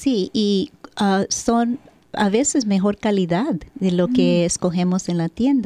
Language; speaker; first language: Spanish; early bilingual, heritage; Spanish